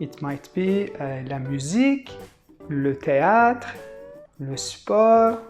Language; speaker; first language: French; non-native, fluent; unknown